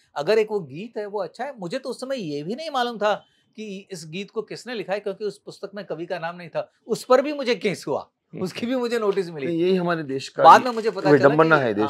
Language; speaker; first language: Hindi; native; Hindi